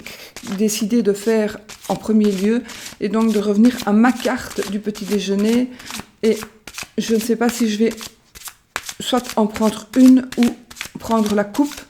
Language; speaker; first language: French; native; French